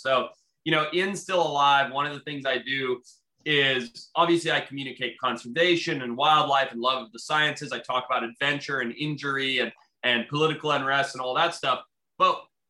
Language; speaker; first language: English; native; English